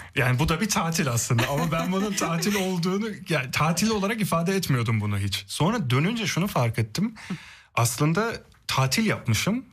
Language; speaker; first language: Turkish; early bilingual, heritage; Turkish